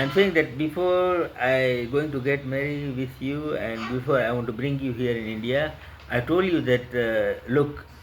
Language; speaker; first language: English; non-native, local second language; Gujarati